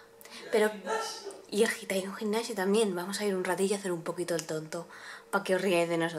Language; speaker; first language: Spanish; native; Spanish